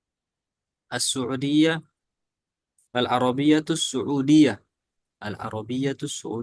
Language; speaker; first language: Arabic; non-native, fluent; Indonesian